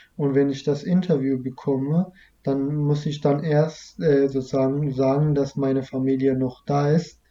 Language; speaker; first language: German; early bilingual, other home language; Kurdish